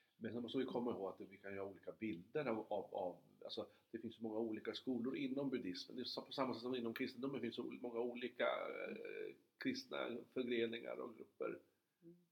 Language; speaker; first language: Swedish; native; Swedish